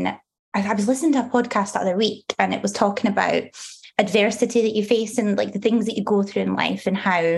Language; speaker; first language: English; native; English